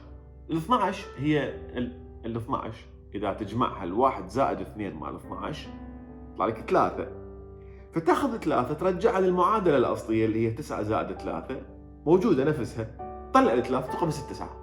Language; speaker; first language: Arabic; native; Arabic